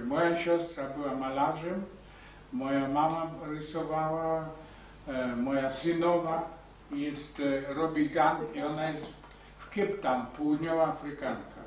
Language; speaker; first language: Polish; early bilingual, heritage; Polish